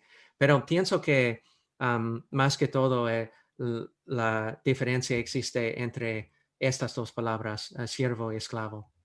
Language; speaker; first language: Spanish; non-native, fluent; English